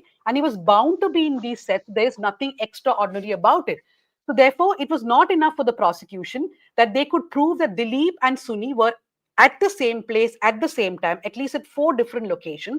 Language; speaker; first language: English; non-native, local second language; Malayalam